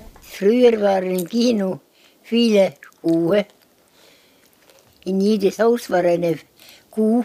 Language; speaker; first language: German; non-native, learner; Estonian